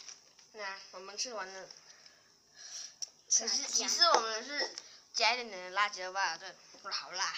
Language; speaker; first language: Chinese; early bilingual, heritage; Chinese